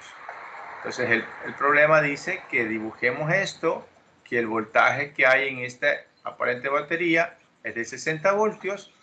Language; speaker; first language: Spanish; native; Spanish